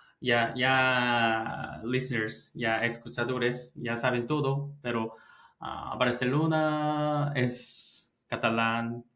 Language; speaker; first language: Spanish; non-native, learner; Korean